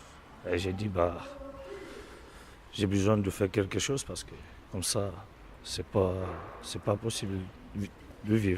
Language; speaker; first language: French; non-native, learner; Romanian